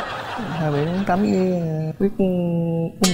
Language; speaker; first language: Vietnamese; native; Vietnamese